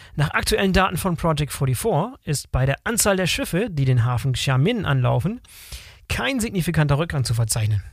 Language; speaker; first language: German; native; German